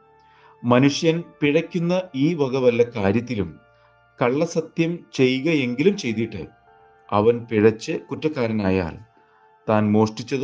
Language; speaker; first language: Malayalam; native; Malayalam